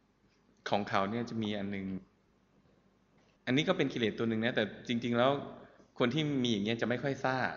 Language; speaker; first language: Thai; native; Thai